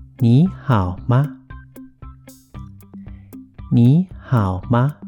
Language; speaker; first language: Chinese; non-native, fluent; Thai